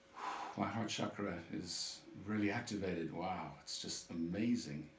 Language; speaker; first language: English; native; English